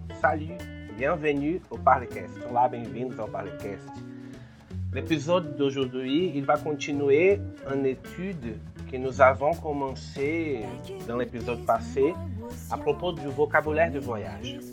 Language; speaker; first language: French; non-native, fluent; Portuguese